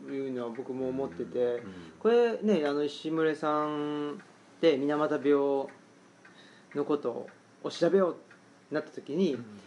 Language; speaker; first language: Japanese; native; Japanese